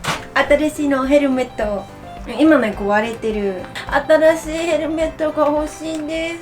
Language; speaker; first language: Japanese; non-native, learner; Vietnamese